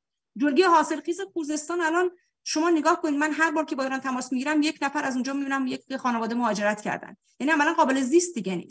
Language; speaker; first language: Persian; native; Persian